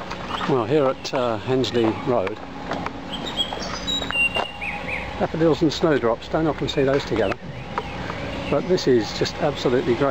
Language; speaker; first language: English; native; English